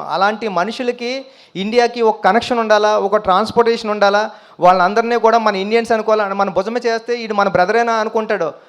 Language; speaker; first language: Telugu; native; Telugu